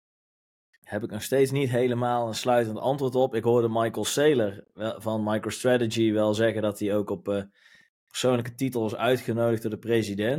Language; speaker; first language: Dutch; native; Dutch